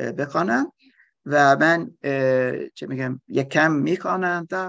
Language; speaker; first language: Persian; non-native, learner; German